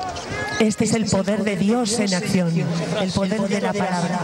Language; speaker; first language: Spanish; native; Spanish